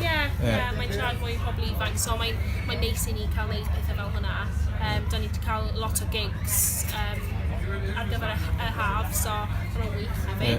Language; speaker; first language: Welsh; non-native, local second language; English